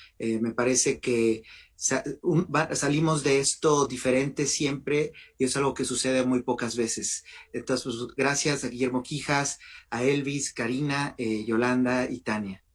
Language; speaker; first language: Spanish; native; Spanish